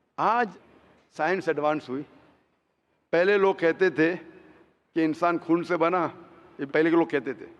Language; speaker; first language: Hindi; non-native, local second language; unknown